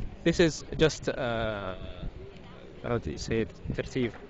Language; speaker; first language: English; non-native, learner; Arabic